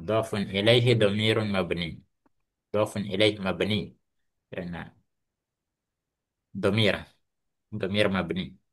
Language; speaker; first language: Arabic; non-native, fluent; Indonesian